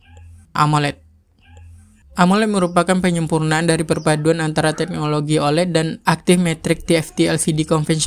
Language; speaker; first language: Indonesian; native; Indonesian